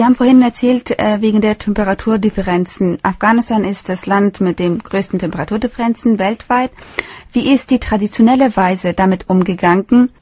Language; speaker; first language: German; native; German